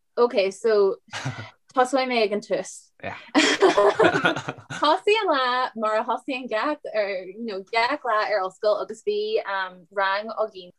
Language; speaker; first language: Irish; non-native, local second language; English